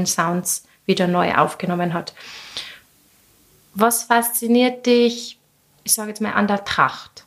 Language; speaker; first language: German; native; German